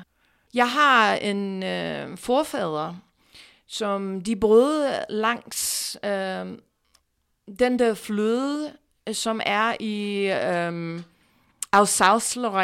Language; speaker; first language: Danish; non-native, fluent; English